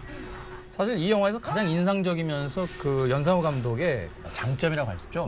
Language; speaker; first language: Korean; native; Korean